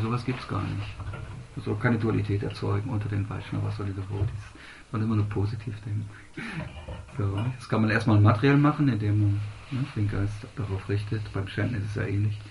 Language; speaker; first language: German; native; German